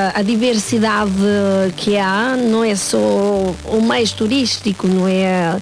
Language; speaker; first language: Portuguese; non-native, fluent; Spanish